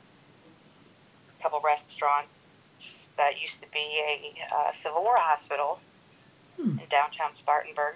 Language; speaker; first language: English; native; English